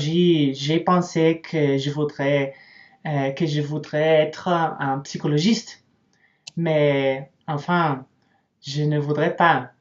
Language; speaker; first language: French; non-native, learner; English